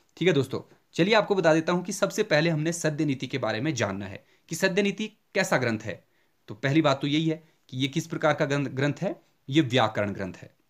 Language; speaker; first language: Hindi; native; Hindi